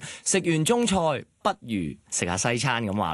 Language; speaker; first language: Cantonese; native; Cantonese